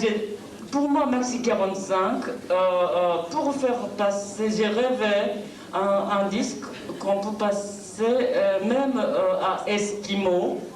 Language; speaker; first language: French; non-native, fluent; Japanese